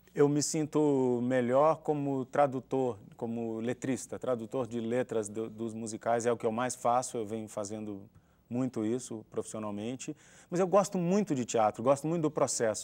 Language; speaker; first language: Portuguese; native; Portuguese